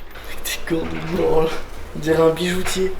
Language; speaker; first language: French; native; French